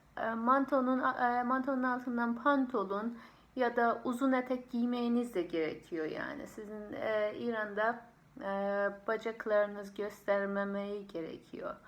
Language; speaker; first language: Turkish; non-native, fluent; Persian